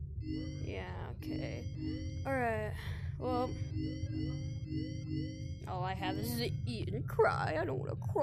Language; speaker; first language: English; native; English